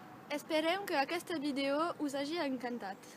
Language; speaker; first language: Catalan; non-native, local second language; French